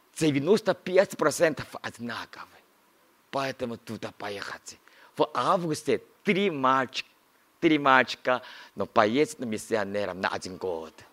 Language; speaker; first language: Russian; non-native, learner; Korean